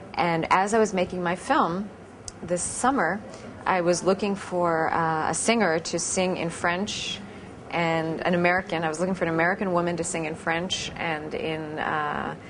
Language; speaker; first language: English; native; English